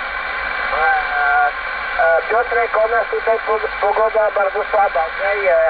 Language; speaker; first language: Polish; non-native, learner; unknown